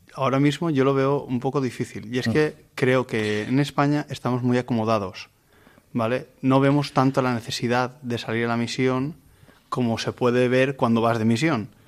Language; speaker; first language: Spanish; native; Spanish